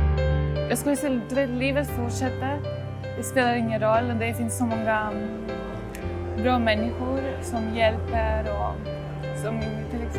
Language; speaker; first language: Swedish; non-native, fluent; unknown